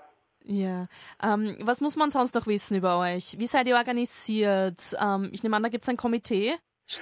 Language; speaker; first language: German; native; German